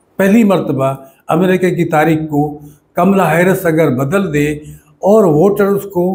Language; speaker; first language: Urdu; non-native, local second language; Sindhi